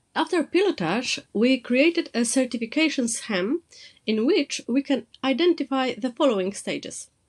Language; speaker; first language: English; non-native, fluent; Polish